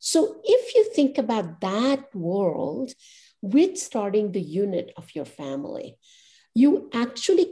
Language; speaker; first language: English; non-native, local second language; Gujarati